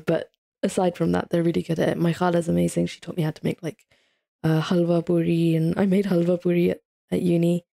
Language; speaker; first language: English; early bilingual, other home language; Hindi